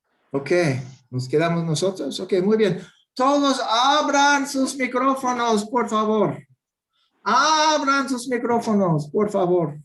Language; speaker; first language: Spanish; non-native, fluent; English